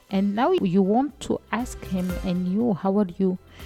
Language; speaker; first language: English; non-native, fluent; Arabic